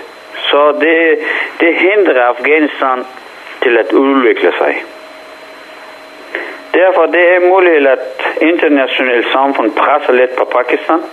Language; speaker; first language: Danish; non-native, fluent; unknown